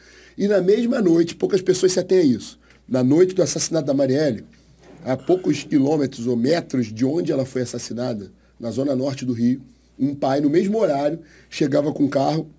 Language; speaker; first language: Portuguese; native; Portuguese